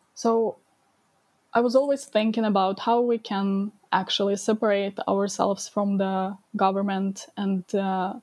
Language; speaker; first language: English; non-native, fluent; Ukrainian